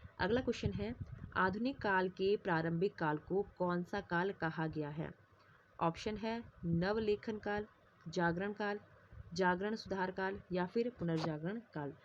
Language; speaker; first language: Hindi; native; Hindi